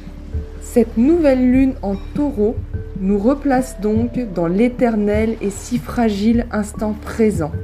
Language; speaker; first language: French; native; French